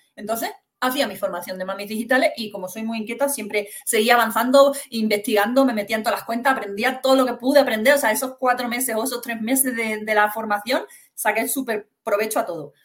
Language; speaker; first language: Spanish; native; Spanish